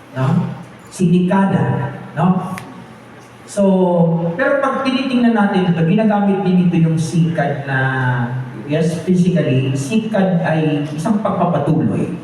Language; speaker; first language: Filipino; non-native, local second language; Bikol